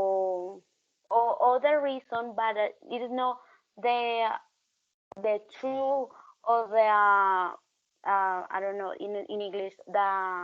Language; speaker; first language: English; non-native, learner; Spanish